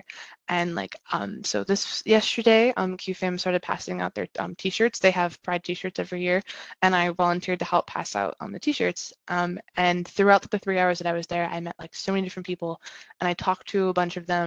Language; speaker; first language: English; native; English